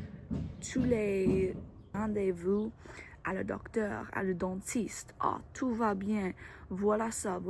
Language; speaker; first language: French; non-native, learner; English